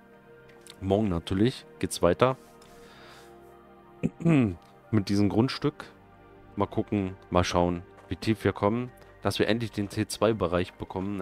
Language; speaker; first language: German; native; German